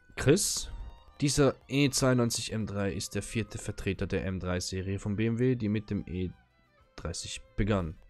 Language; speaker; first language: German; native; German